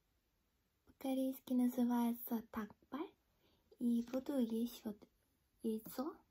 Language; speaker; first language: Russian; non-native, fluent; Korean